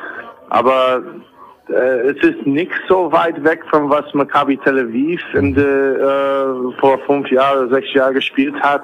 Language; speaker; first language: German; non-native, fluent; English